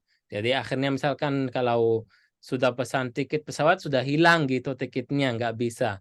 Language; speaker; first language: Indonesian; non-native, fluent; Arabic